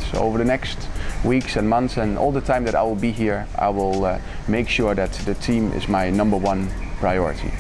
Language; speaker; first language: English; non-native, fluent; Dutch